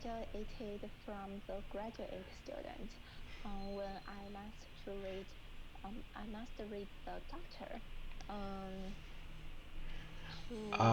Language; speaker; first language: English; non-native, learner; Chinese